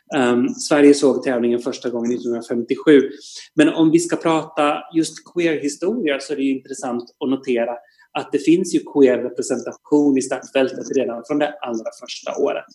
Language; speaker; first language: Swedish; native; Swedish